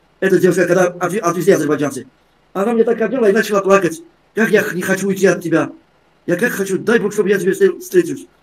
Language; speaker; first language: Russian; non-native, local second language; Armenian